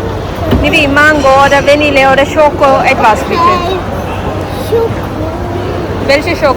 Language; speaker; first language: German; non-native, learner; Telugu